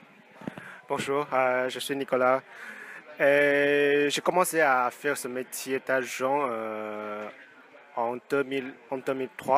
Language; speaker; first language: French; non-native, fluent; Chinese